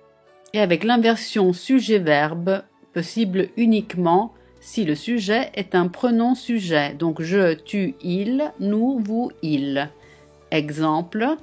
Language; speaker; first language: French; non-native, fluent; Italian